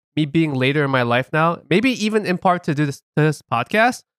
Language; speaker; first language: English; native; English